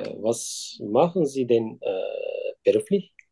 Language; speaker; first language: German; non-native, learner; Turkish